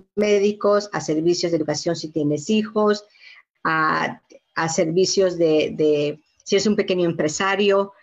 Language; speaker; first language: Spanish; native; Spanish